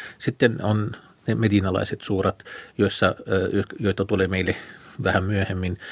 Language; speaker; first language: Finnish; non-native, fluent; Arabic